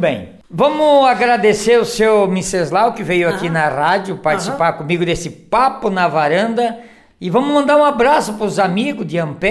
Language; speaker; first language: Portuguese; native; Portuguese